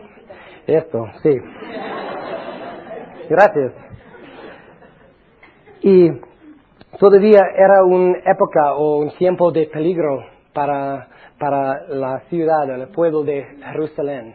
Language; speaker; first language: Spanish; non-native, fluent; English